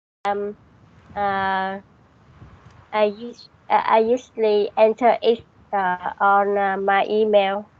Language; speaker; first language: English; non-native, learner; Vietnamese